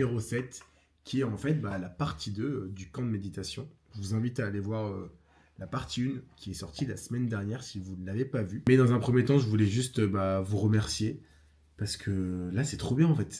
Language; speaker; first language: French; native; French